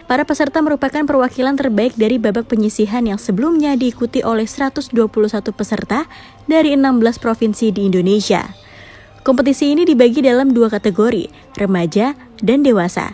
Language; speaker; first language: Indonesian; native; Indonesian